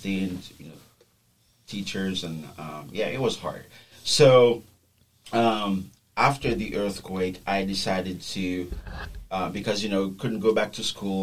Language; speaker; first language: English; non-native, fluent; Haitian Creole